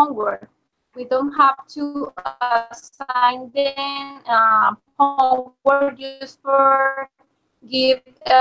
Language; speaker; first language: English; non-native, learner; Spanish